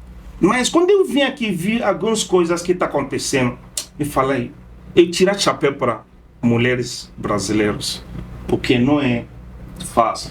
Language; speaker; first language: Portuguese; non-native, fluent; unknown